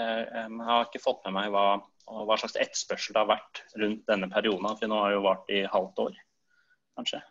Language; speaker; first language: Norwegian; native; Norwegian